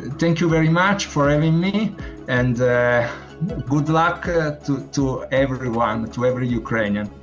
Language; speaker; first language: English; non-native, learner; Italian